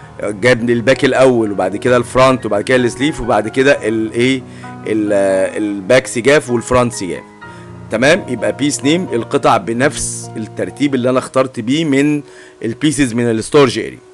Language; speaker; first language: Arabic; native; Arabic